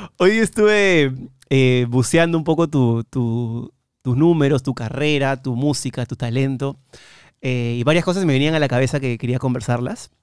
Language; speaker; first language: Spanish; native; Spanish